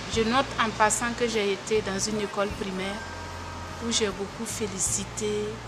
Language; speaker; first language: French; non-native, local second language; Mossi